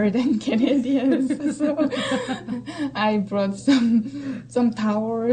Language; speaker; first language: English; non-native, learner; Korean